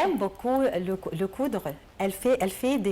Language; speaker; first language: French; non-native, learner; Arabic